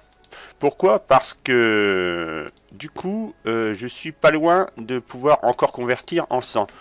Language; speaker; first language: French; native; French